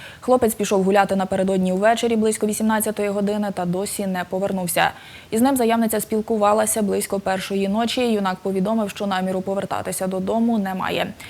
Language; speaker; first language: Ukrainian; native; Ukrainian